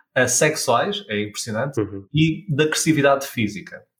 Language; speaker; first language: Portuguese; native; Portuguese